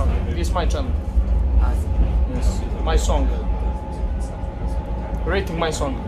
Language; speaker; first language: English; non-native, learner; Serbian